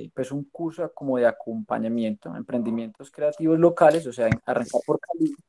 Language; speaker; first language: Spanish; native; Spanish